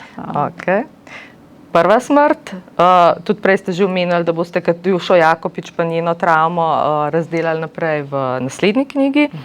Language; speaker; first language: Slovenian; native; Slovenian